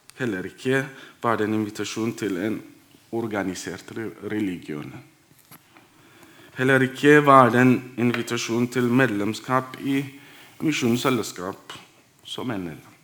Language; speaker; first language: Norwegian; non-native, fluent; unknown